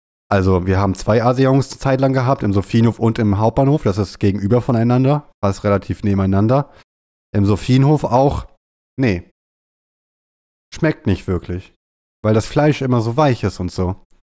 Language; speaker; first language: German; native; German